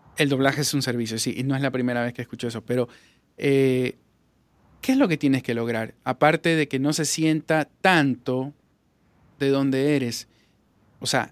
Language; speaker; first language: Spanish; native; Spanish